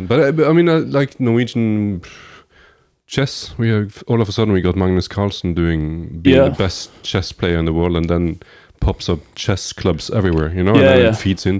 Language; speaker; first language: English; non-native, fluent; Norwegian